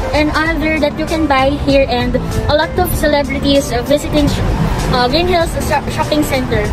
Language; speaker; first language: English; non-native, local second language; Filipino